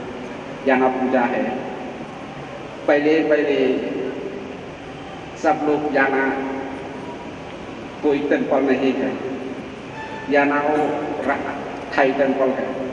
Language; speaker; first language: Hindi; non-native, learner; Khmer